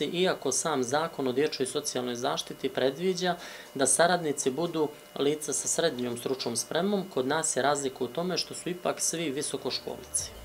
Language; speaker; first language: Serbian; native; Serbian